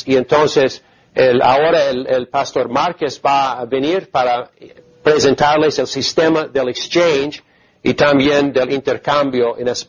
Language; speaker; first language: Spanish; non-native, fluent; English